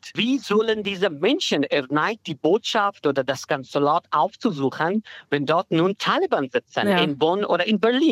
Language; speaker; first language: German; non-native, fluent; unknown